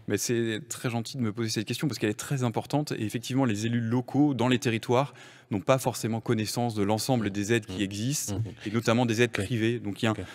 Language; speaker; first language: French; native; French